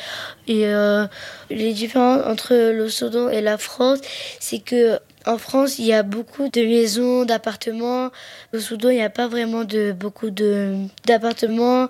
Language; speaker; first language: French; early bilingual, other home language; Arabic